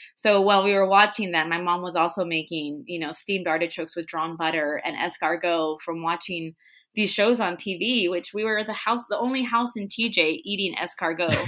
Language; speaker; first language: English; non-native, fluent; Spanish